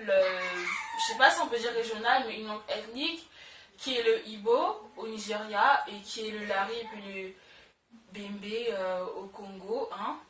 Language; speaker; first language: French; early bilingual, other home language; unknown